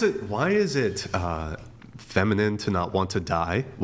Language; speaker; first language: English; native; English